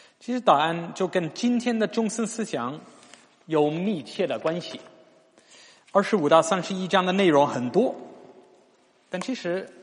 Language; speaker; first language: Chinese; non-native, fluent; English